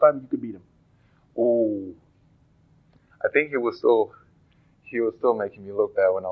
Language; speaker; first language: English; non-native, fluent; German